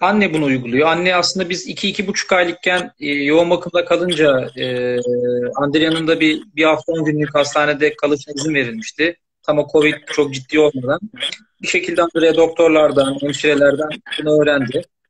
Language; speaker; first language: Turkish; native; Turkish